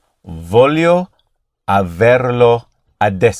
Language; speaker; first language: Italian; non-native, learner; English